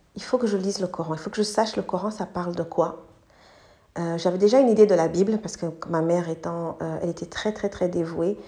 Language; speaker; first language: French; non-native, local second language; English